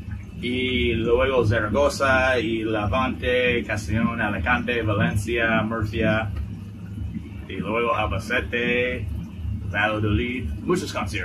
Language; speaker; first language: Spanish; non-native, learner; English